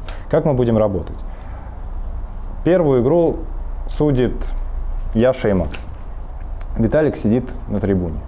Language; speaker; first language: Russian; native; Russian